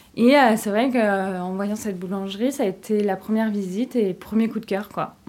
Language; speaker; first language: French; native; French